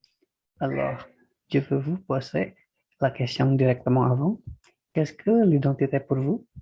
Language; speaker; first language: French; non-native, learner; Indonesian